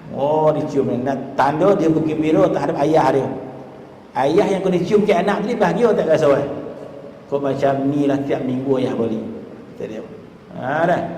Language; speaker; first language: Malay; native; Malay